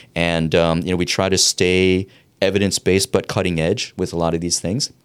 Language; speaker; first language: English; native; English